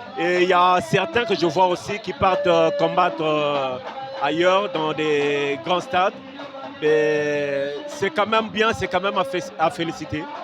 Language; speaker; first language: French; non-native, local second language; Lingala